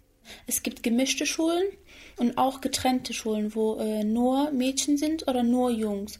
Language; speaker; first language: German; early bilingual, other home language; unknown